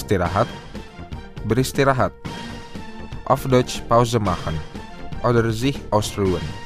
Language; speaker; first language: German; non-native, fluent; Indonesian